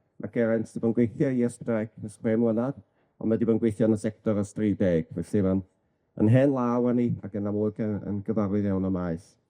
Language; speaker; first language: Welsh; native; Welsh